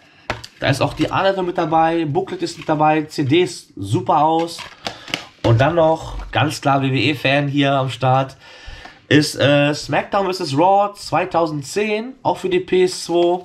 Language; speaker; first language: German; native; German